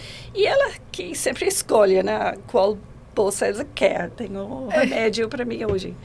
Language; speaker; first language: Portuguese; non-native, fluent; English